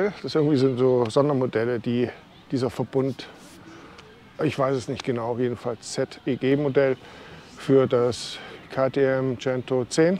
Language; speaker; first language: German; native; German